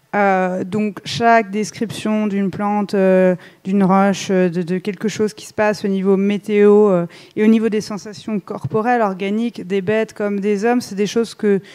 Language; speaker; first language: French; native; French